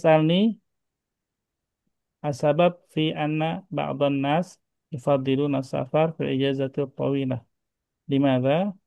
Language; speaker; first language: Arabic; non-native, fluent; Indonesian